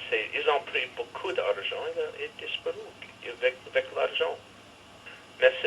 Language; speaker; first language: French; non-native, fluent; English